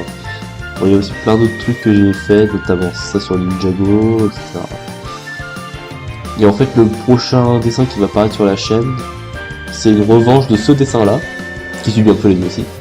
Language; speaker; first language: French; native; French